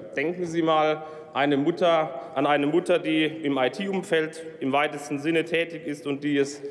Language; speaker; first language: German; native; German